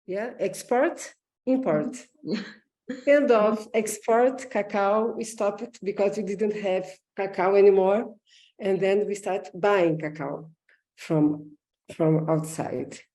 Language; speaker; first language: English; non-native, learner; Portuguese